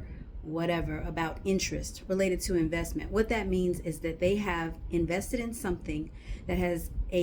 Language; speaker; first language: English; native; English